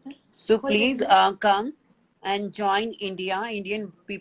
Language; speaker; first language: English; non-native, learner; Hindi